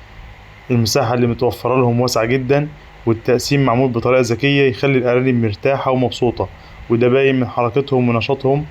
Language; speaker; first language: Arabic; native; Arabic